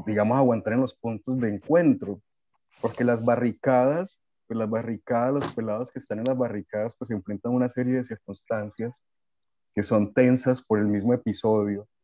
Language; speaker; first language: Spanish; native; Spanish